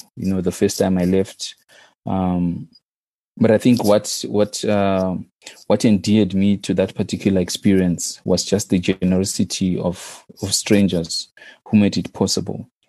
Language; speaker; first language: English; non-native, local second language; Shona